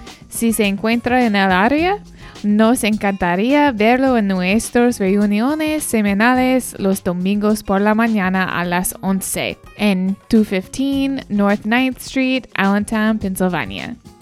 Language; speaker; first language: Spanish; non-native, learner; English